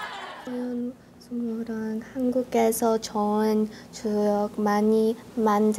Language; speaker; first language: Korean; early bilingual, heritage; English